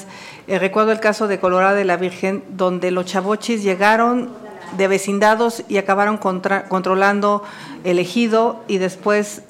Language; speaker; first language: Spanish; native; Spanish